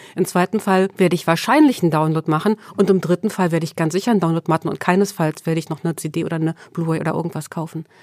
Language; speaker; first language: German; early bilingual, other home language; Swedish